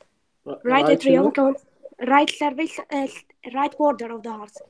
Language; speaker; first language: Arabic; native; Arabic